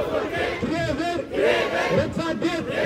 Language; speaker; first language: Norwegian; non-native, learner; Oromo